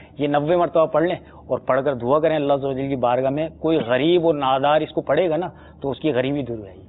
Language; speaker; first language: Urdu; native; Urdu